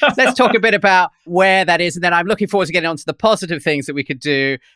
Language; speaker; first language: English; native; English